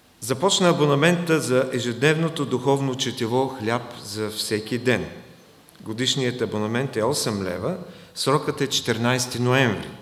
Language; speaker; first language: Bulgarian; non-native, fluent; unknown